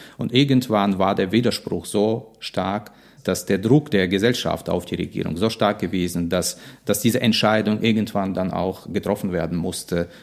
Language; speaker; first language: German; non-native, fluent; Russian